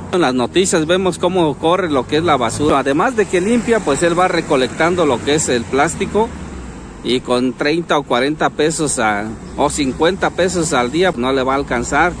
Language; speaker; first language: Spanish; native; Spanish